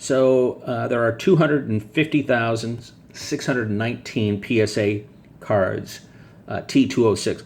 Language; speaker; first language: English; native; English